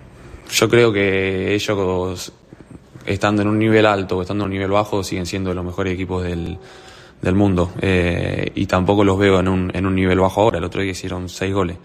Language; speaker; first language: Spanish; native; Spanish